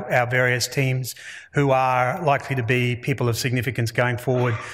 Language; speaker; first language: English; native; English